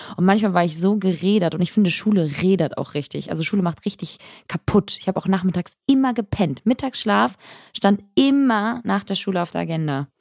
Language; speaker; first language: German; early bilingual, other home language; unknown